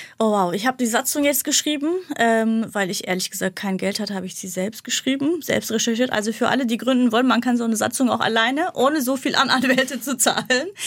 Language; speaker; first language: German; non-native, fluent; Kurdish